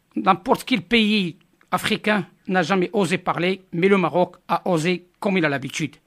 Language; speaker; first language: French; non-native, local second language; Arabic